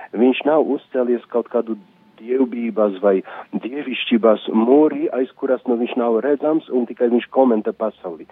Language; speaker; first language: Latvian; non-native, fluent; Polish